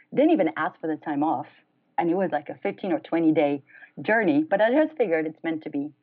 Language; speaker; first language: English; non-native, fluent; French